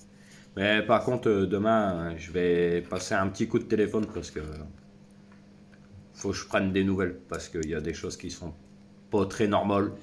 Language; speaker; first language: French; native; French